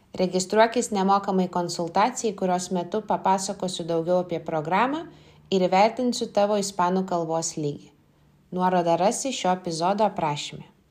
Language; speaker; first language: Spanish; non-native, fluent; Lithuanian